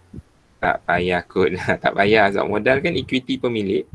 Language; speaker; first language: Malay; native; Malay